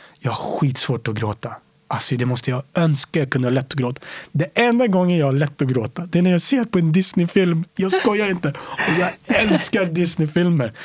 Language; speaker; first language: Swedish; early bilingual, other home language; Romany